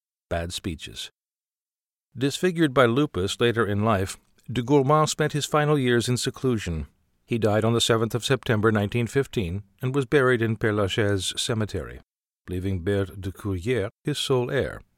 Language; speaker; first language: English; native; English